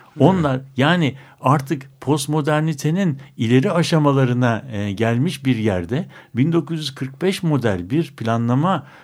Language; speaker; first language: Turkish; native; Turkish